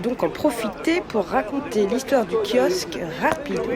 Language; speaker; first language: French; native; French